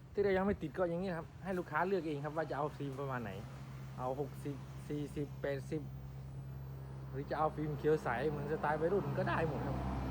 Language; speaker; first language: Thai; non-native, local second language; Khmer